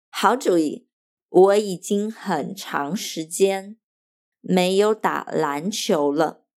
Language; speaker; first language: Chinese; non-native, fluent; Portuguese